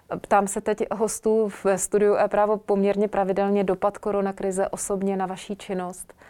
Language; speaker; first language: Czech; native; Czech